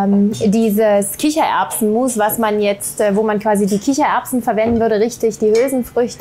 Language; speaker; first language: German; native; German